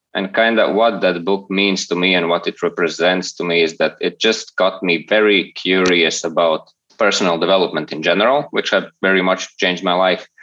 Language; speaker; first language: English; non-native, fluent; Latvian